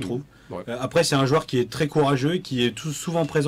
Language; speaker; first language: French; native; French